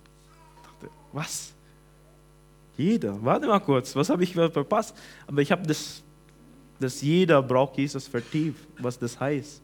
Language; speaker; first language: German; non-native, fluent; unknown